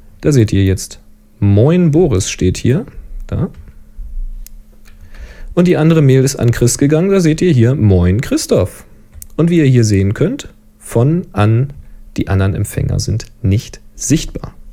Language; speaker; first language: German; native; German